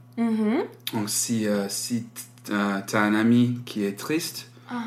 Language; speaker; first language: French; non-native, learner; English